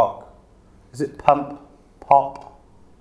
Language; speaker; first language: English; native; English